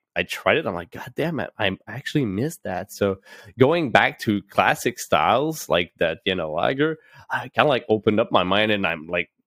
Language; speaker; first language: English; native; English